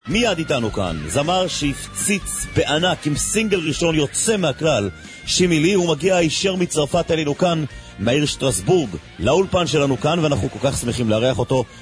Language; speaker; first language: Hebrew; native; Hebrew